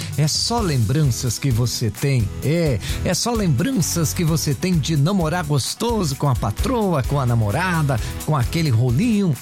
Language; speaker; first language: Portuguese; native; Portuguese